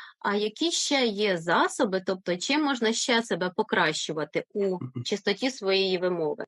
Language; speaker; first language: Ukrainian; native; Ukrainian